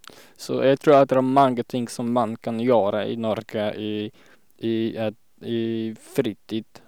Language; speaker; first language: Norwegian; non-native, learner; Polish